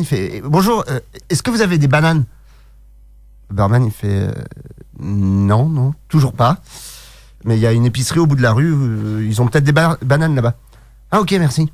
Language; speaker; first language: French; native; French